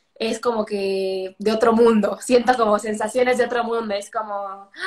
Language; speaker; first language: Spanish; native; Spanish